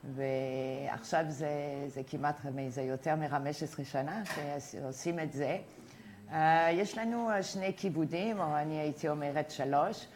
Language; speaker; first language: Hebrew; non-native, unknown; French